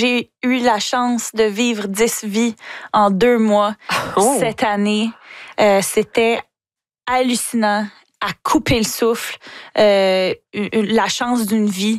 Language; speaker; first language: French; native; French